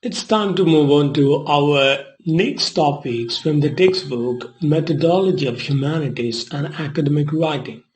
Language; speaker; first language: English; non-native, local second language; Malayalam